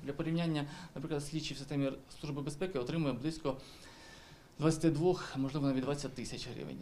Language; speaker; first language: Ukrainian; native; Ukrainian